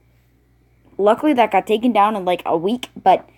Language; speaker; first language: English; native; English